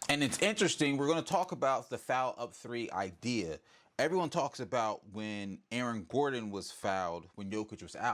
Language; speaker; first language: English; native; English